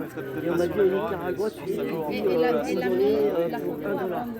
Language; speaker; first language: French; native; French